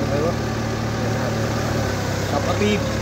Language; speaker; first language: Arabic; non-native, learner; Filipino